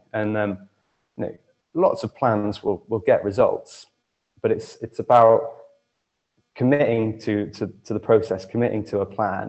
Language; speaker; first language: English; native; English